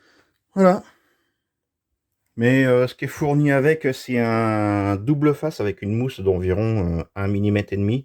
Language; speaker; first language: French; native; French